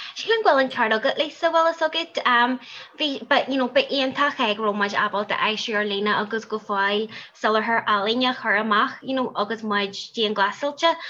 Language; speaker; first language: Irish; non-native, local second language; English